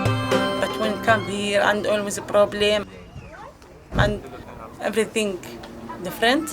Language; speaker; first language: English; non-native, learner; Arabic